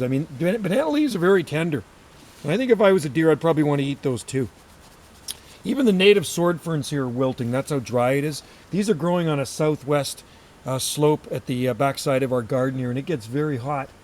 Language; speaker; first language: English; native; English